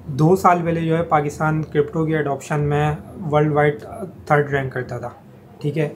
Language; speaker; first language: Urdu; native; Urdu